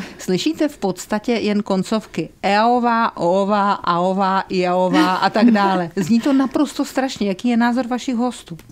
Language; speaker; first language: Czech; native; Czech